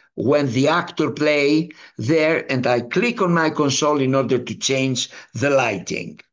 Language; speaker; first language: English; non-native, fluent; Greek